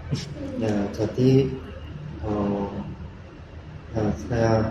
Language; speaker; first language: Indonesian; non-native, learner; Korean